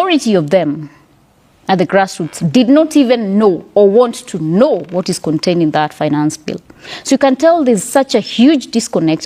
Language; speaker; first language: English; non-native, local second language; Kikuyu